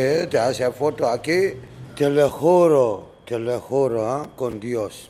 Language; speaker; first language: Spanish; non-native, learner; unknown